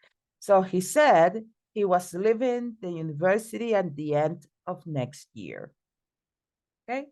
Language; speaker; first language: English; non-native, fluent; Spanish